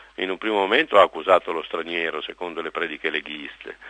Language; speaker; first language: Italian; native; Italian